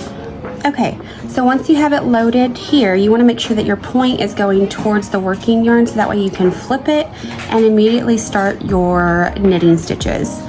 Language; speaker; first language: English; native; English